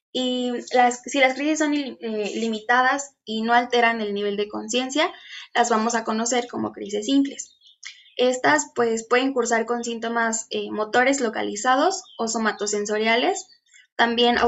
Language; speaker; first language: Spanish; native; Spanish